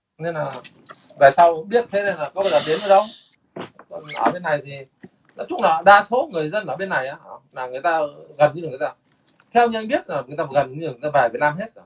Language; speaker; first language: Vietnamese; native; Vietnamese